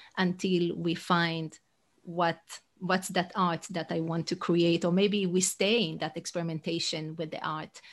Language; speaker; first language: English; non-native, fluent; Hebrew